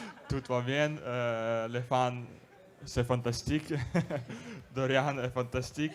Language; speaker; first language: French; non-native, learner; Russian